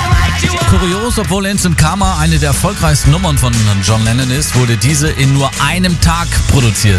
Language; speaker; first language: German; native; German